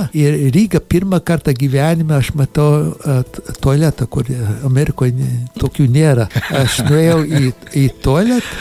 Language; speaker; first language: Lithuanian; early bilingual, heritage; Lithuanian